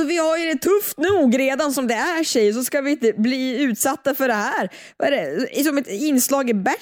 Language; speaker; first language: Swedish; native; Swedish